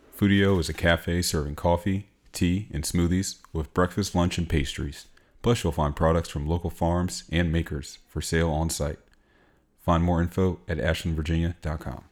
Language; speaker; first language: English; native; English